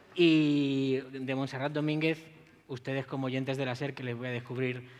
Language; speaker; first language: Spanish; native; Spanish